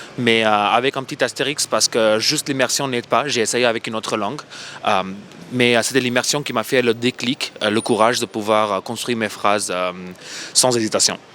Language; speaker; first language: French; non-native, fluent; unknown